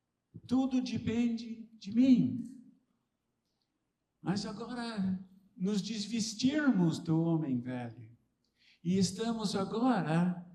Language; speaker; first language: Portuguese; non-native, fluent; English